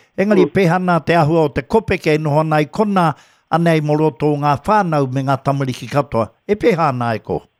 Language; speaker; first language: Māori; native; Māori